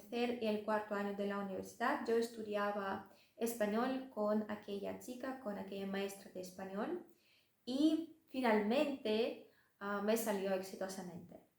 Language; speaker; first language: Spanish; non-native, fluent; Russian